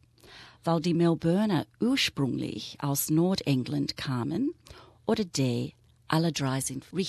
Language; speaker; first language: German; non-native, fluent; English